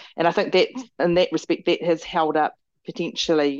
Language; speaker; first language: English; native; English